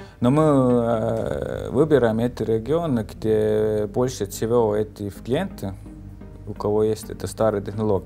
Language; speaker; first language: Russian; non-native, local second language; Estonian